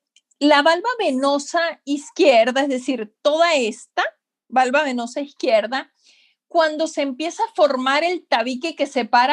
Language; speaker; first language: Spanish; native; Spanish